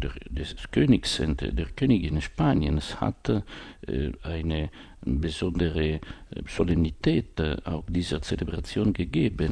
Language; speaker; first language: German; non-native, fluent; Italian